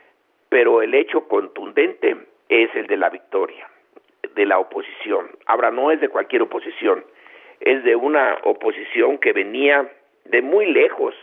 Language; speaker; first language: Spanish; native; Spanish